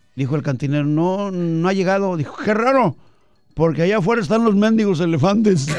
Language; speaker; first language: Spanish; native; Spanish